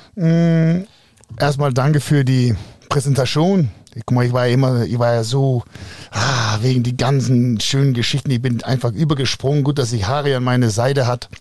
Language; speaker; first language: German; non-native, fluent; Danish